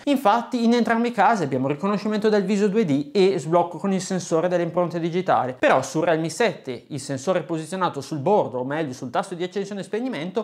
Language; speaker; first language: Italian; native; Italian